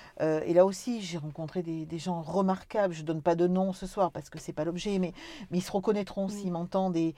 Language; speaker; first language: French; native; French